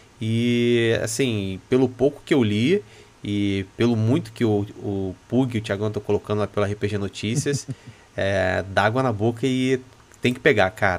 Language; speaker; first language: Portuguese; native; Portuguese